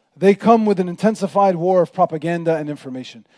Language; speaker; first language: English; native; English